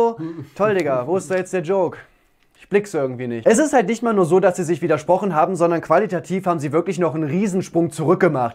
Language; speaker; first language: German; native; German